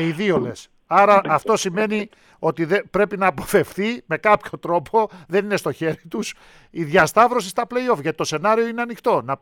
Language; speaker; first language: Greek; native; Greek